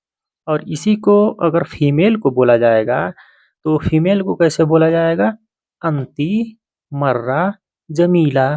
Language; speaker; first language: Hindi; native; Hindi